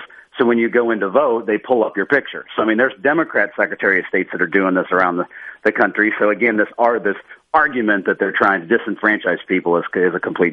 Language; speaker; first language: English; native; English